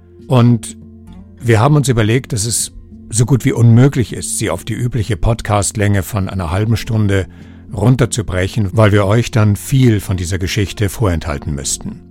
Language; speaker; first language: German; native; German